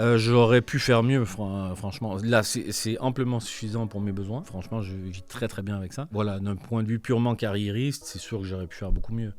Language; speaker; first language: French; native; French